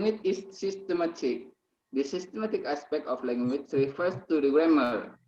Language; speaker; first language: English; non-native, learner; Indonesian